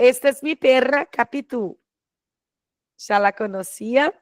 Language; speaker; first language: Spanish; non-native, fluent; Portuguese